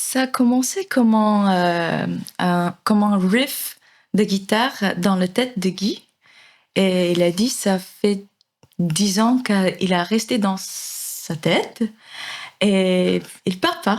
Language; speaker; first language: French; non-native, fluent; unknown